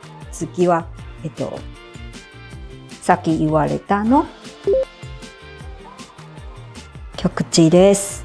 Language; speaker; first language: Japanese; non-native, fluent; Chinese